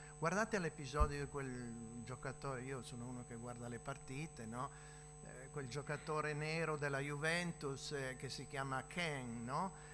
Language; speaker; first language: Italian; native; Italian